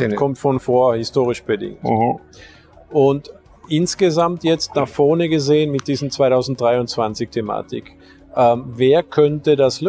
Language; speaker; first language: German; native; German